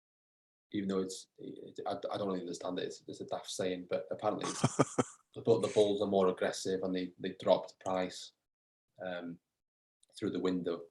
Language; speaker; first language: English; native; English